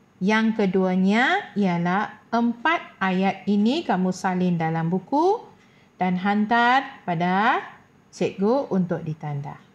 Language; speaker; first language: Malay; non-native, local second language; Tamil